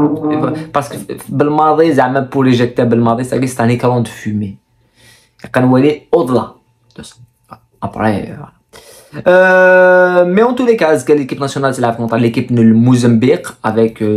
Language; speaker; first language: French; non-native, local second language; Kabyle